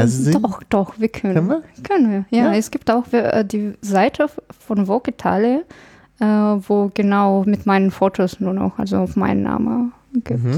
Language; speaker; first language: German; non-native, fluent; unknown